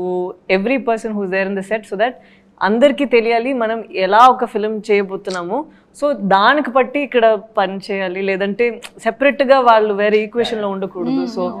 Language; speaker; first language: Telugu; non-native, fluent; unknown